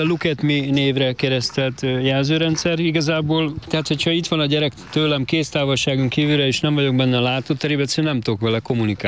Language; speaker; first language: Hungarian; native; Hungarian